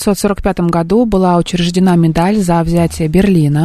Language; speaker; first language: Russian; native; Russian